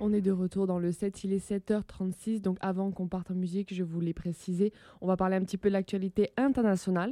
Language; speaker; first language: French; native; French